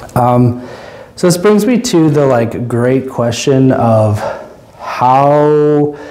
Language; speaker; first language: English; native; English